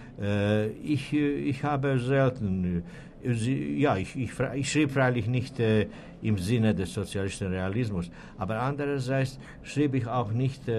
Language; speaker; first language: German; non-native, fluent; Serbian